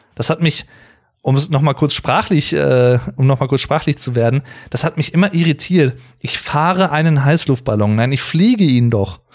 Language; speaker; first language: German; native; German